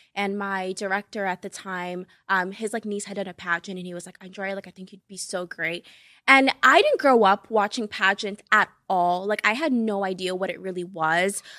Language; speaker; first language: English; early bilingual, other home language; Kabuverdianu